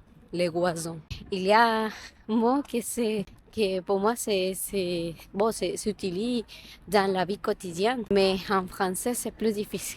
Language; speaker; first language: French; non-native, learner; Spanish